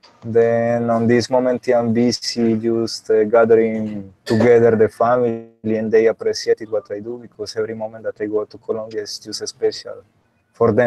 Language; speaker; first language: English; non-native, learner; Spanish